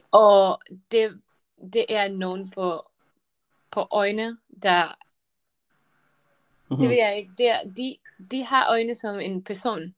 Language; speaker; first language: Danish; non-native, learner; Spanish